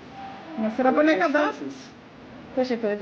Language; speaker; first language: Turkish; non-native, learner; Kinyarwanda